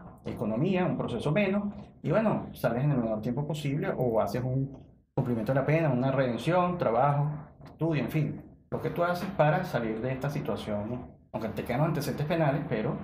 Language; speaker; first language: Spanish; native; Spanish